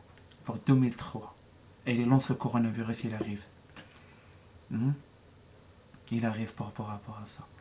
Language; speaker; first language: French; non-native, learner; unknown